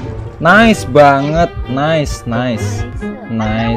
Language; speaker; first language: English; non-native, learner; Indonesian